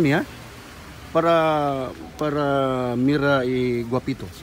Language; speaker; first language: Spanish; non-native, learner; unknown